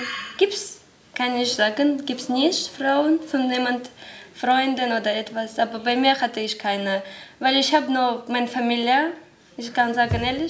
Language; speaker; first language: German; non-native, learner; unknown